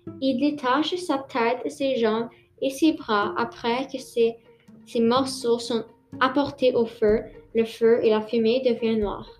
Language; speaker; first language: French; non-native, local second language; English